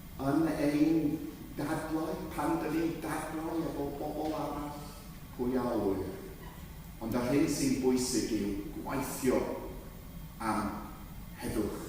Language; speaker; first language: Welsh; non-native, fluent; English